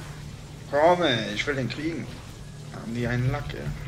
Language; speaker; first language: German; native; German